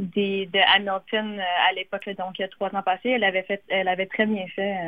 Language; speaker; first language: French; native; French